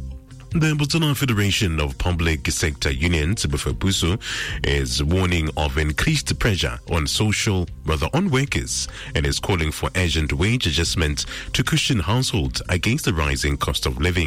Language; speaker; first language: English; non-native, local second language; Tswana